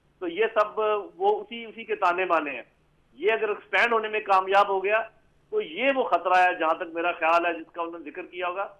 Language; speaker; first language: Urdu; native; Urdu